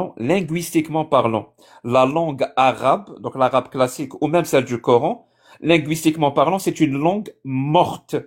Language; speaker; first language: French; native; French